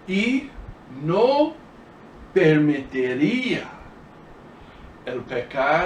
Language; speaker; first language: Spanish; non-native, fluent; English